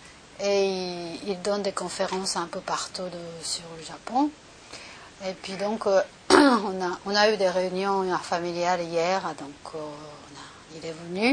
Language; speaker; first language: French; non-native, learner; Japanese